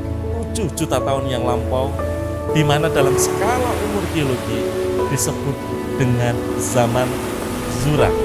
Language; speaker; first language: Indonesian; native; Indonesian